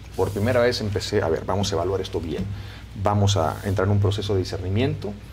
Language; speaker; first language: Spanish; native; Spanish